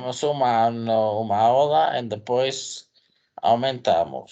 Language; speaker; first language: Portuguese; non-native, fluent; Dutch